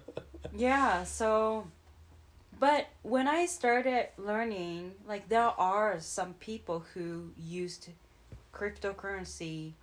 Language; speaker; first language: English; non-native, fluent; Japanese